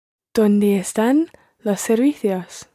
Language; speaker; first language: Spanish; non-native, learner; English